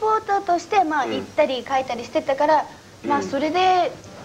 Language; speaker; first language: Japanese; non-native, fluent; English